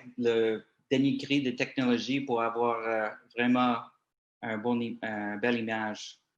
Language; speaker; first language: French; non-native, local second language; English